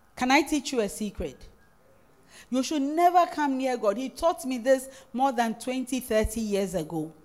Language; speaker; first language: English; non-native, local second language; Akan